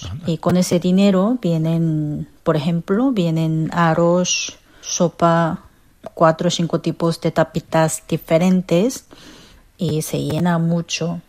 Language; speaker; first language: Spanish; non-native, learner; Korean